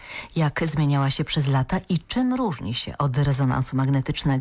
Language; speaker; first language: Polish; native; Polish